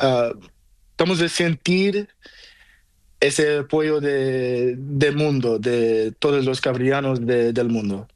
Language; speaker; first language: Spanish; non-native, learner; Portuguese